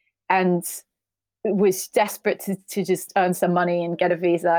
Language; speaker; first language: English; native; English